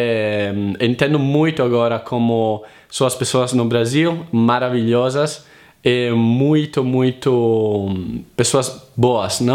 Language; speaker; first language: Portuguese; non-native, fluent; Italian